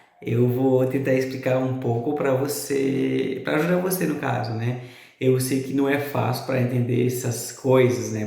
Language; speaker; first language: Portuguese; non-native, fluent; Haitian Creole